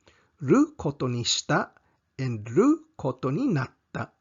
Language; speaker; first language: Japanese; non-native, fluent; English